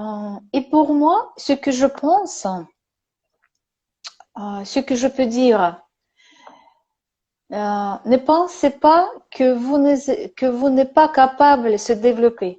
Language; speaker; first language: French; non-native, learner; Russian